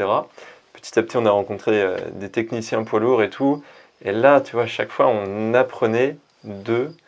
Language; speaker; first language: French; native; French